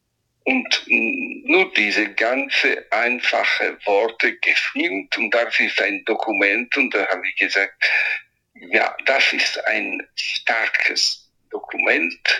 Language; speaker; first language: German; non-native, fluent; Italian